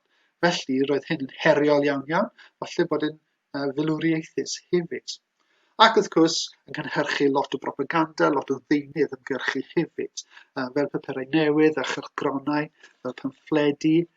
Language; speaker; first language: Welsh; native; Welsh